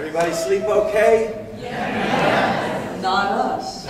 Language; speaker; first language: English; native; English